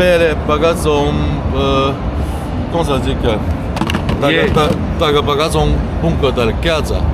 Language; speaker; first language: Romanian; non-native, learner; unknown